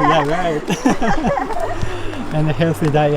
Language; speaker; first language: English; non-native, learner; Japanese